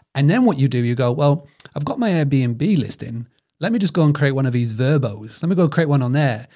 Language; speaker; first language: English; native; English